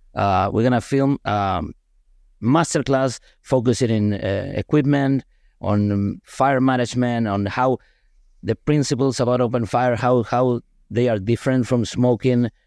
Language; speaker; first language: English; non-native, fluent; Spanish